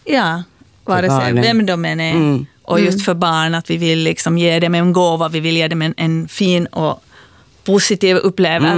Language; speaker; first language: Swedish; native; Swedish